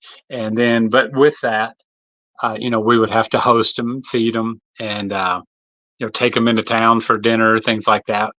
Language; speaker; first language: English; native; English